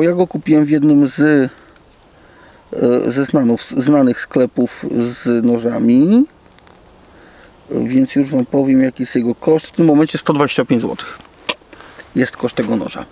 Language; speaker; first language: Polish; native; Polish